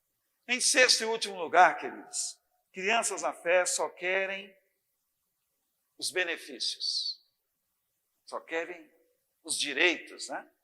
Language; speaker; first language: Portuguese; native; Portuguese